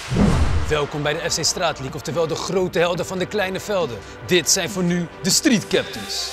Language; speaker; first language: Dutch; native; Dutch